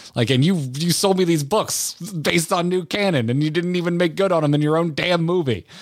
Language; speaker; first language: English; native; English